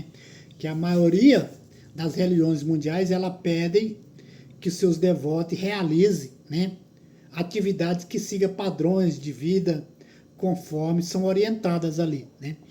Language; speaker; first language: Portuguese; native; Portuguese